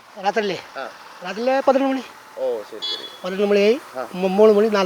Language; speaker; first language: Malayalam; non-native, learner; Nepali